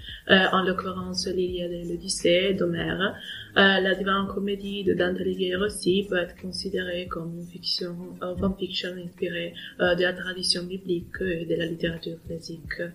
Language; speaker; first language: French; non-native, fluent; Italian